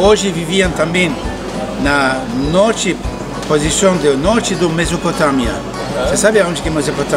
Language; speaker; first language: Portuguese; non-native, learner; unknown